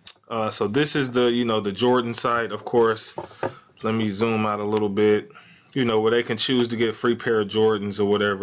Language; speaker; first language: English; native; English